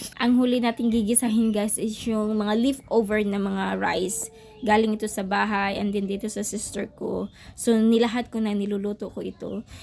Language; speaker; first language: Filipino; non-native, local second language; Cebuano